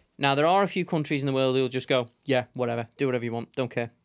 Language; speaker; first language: English; native; English